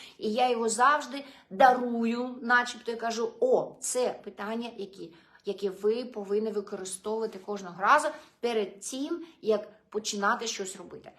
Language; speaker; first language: Ukrainian; non-native, local second language; Russian